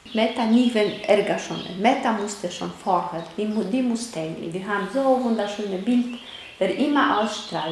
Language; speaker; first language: German; non-native, fluent; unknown